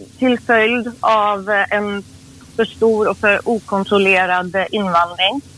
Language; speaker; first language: Swedish; early bilingual, other home language; Persian